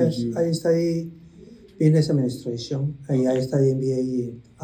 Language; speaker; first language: English; non-native, learner; Spanish